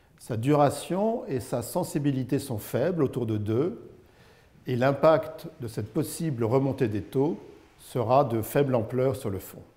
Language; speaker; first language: French; native; French